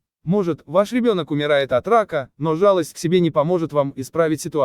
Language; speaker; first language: Russian; native; Russian